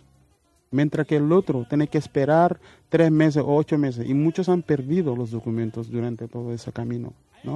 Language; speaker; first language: Spanish; non-native, fluent; Wolof